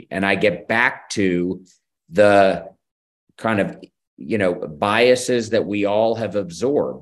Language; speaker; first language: English; native; English